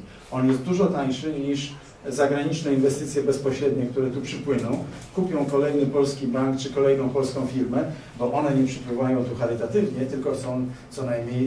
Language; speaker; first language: Polish; native; Polish